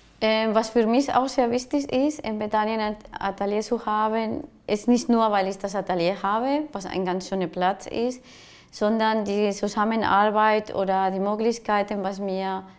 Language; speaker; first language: German; non-native, fluent; Spanish